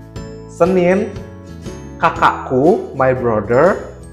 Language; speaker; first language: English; non-native, learner; Indonesian